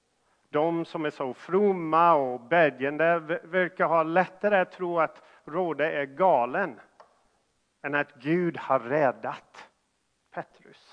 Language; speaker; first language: Swedish; non-native, fluent; English